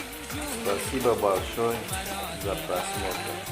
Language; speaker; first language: Russian; non-native, local second language; Tajik